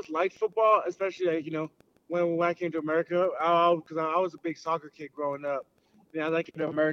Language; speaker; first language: English; early bilingual, other home language; Haitian Creole